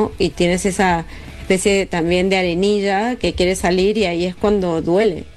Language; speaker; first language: Spanish; native; Spanish